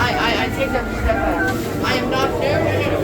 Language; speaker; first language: English; native; English